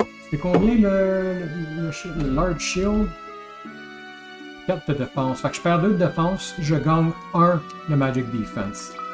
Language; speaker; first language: French; native; French